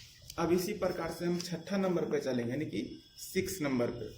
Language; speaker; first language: Hindi; native; Hindi